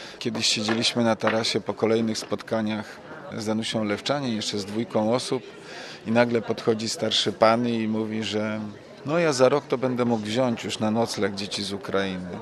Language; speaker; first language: Polish; native; Polish